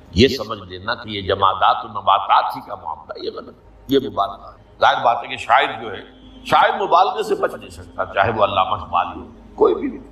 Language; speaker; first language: Urdu; native; Urdu